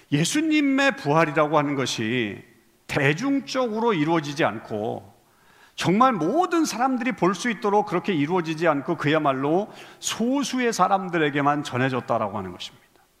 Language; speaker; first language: Korean; native; Korean